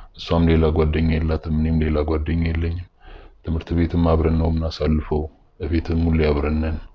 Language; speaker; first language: Amharic; native; Amharic